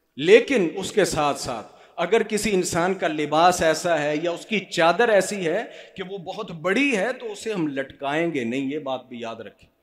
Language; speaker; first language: Urdu; non-native, local second language; Punjabi